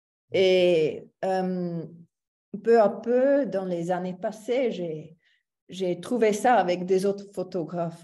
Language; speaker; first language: French; non-native, local second language; German